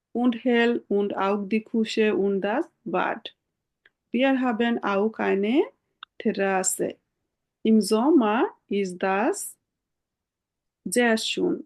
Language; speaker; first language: German; non-native, fluent; Bangla